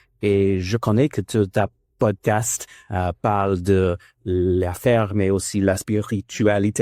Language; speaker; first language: French; non-native, learner; English